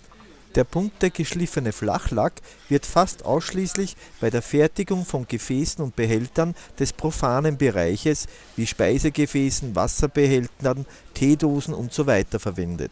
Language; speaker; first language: German; native; German